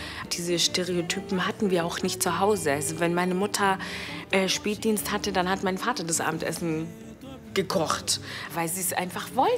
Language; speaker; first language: German; early bilingual, other home language; Wolof